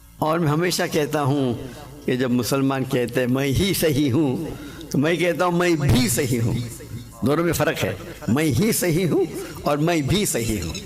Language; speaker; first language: Urdu; non-native, local second language; English